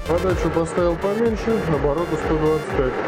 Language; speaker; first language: Russian; native; Russian